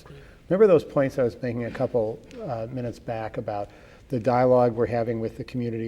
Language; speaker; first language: English; native; English